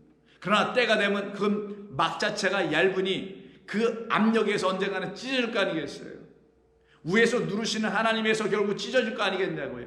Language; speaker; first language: Korean; native; Korean